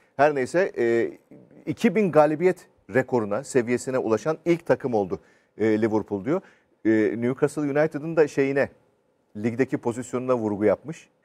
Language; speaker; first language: Turkish; native; Turkish